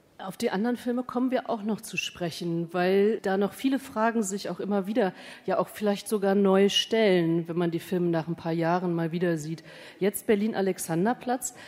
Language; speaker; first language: German; native; German